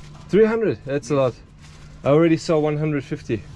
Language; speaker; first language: English; non-native, fluent; German